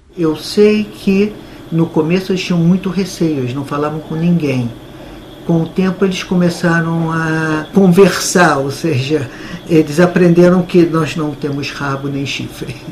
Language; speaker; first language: Portuguese; native; Portuguese